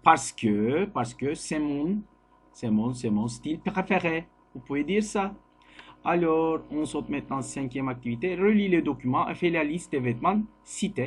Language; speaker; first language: French; non-native, learner; Turkish